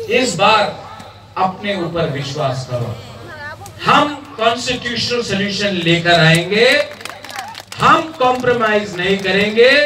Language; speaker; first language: Hindi; non-native, local second language; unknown